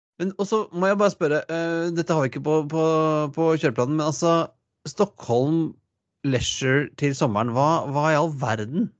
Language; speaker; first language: Norwegian; native; Norwegian